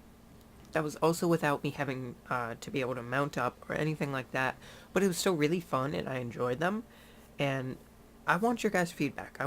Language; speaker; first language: English; native; English